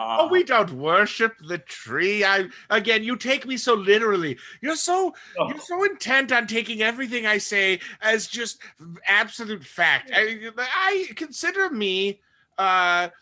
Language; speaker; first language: English; native; English